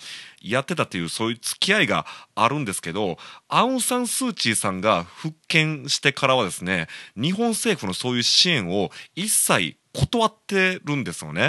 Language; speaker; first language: Japanese; native; Japanese